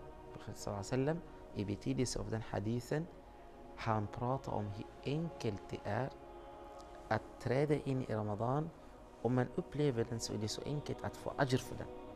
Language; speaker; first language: Swedish; non-native, fluent; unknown